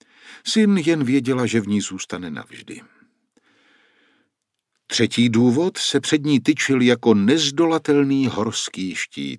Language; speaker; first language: Czech; native; Czech